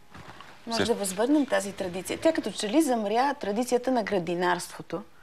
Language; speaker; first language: Bulgarian; early bilingual, heritage; Bulgarian